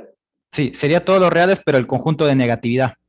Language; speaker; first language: Spanish; native; Spanish